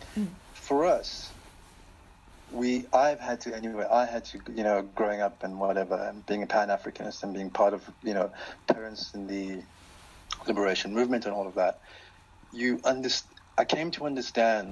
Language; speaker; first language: English; non-native, local second language; Xhosa